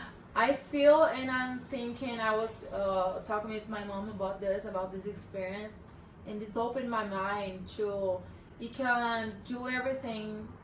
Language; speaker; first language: English; non-native, learner; Portuguese